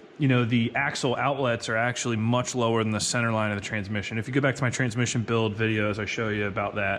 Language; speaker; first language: English; native; English